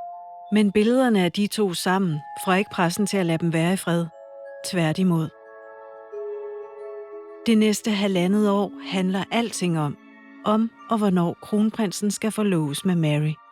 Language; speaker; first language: Danish; native; Danish